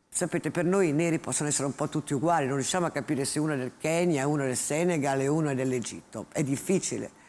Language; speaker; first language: Italian; native; Italian